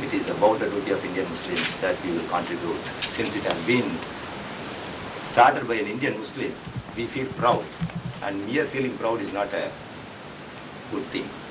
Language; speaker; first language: English; non-native, local second language; Tamil